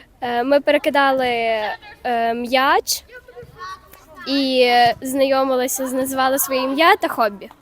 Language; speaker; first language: Ukrainian; native; Ukrainian